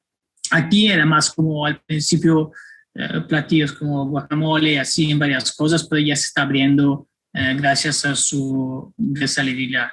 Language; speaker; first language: Spanish; non-native, fluent; Italian